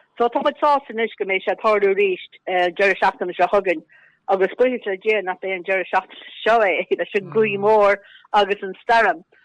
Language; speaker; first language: Irish; native; Irish